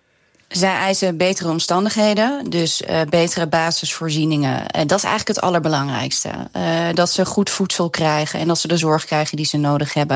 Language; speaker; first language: Dutch; native; Dutch